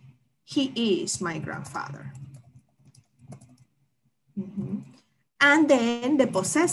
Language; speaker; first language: English; non-native, fluent; Spanish